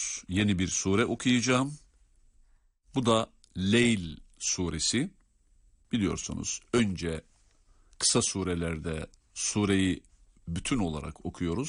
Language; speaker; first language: Turkish; native; Turkish